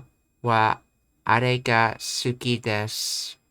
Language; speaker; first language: Japanese; non-native, learner; English